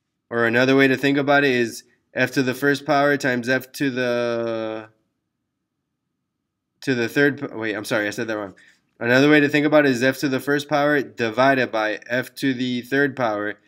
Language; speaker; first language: English; early bilingual, other home language; Spanish